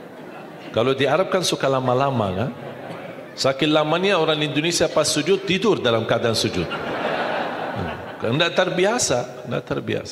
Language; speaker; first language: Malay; non-native, fluent; Arabic